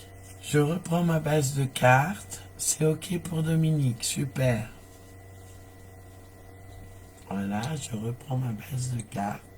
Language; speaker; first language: French; native; French